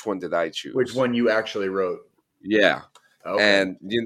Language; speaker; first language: English; native; English